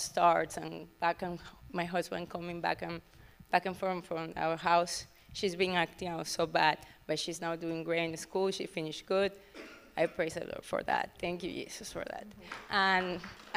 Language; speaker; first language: English; non-native, learner; Spanish